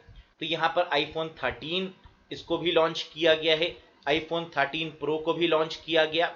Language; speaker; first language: Hindi; native; Hindi